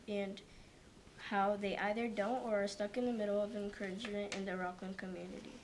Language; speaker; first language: English; early bilingual, other home language; Portuguese